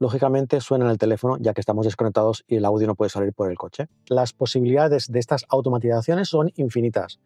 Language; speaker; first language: Spanish; native; Spanish